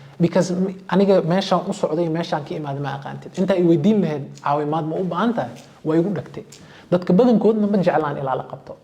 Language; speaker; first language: Somali; early bilingual, heritage; Somali